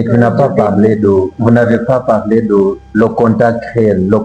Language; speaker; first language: French; non-native, learner; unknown